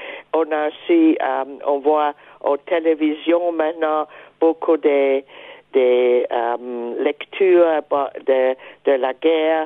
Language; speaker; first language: French; non-native, fluent; German